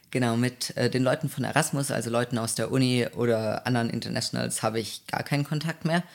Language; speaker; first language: German; native; German